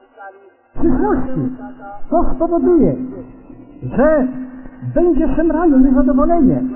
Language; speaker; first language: Polish; native; Polish